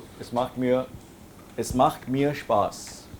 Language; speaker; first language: German; non-native, fluent; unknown